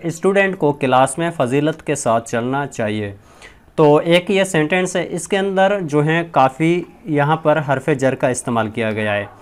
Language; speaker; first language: Urdu; non-native, local second language; Sindhi